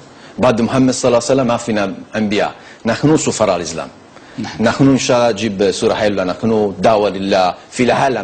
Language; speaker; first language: Arabic; non-native, learner; Italian